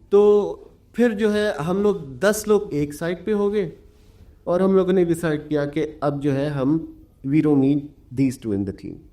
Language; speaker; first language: Urdu; early bilingual, heritage; Urdu